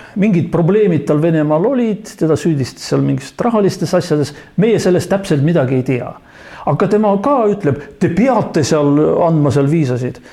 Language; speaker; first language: Estonian; non-native, local second language; Russian